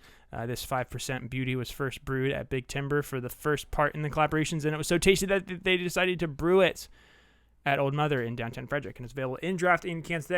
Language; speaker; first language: English; native; English